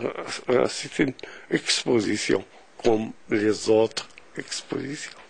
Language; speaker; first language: French; non-native, local second language; Arabic